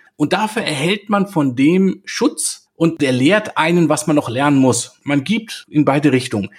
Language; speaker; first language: German; native; German